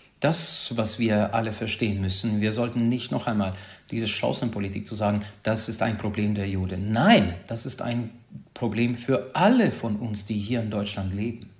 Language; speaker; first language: German; non-native, fluent; Hungarian